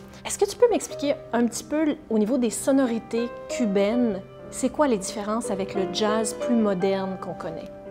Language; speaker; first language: French; native; French